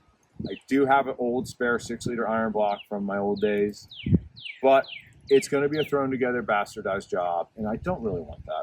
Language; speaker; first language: English; native; English